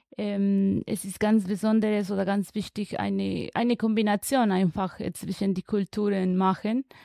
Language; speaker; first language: German; non-native, learner; Spanish